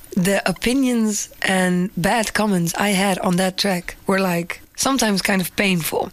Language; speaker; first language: English; non-native, fluent; Dutch